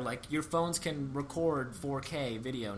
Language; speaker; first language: English; native; English